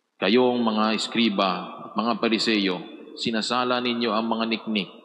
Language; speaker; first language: Filipino; native; Filipino